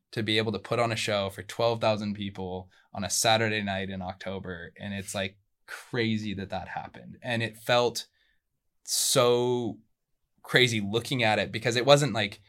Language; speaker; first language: English; early bilingual, other home language; Spanish